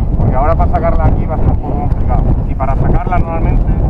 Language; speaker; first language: Spanish; native; Spanish